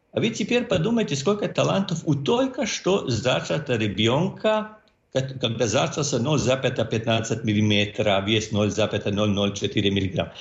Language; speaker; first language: Russian; non-native, fluent; Croatian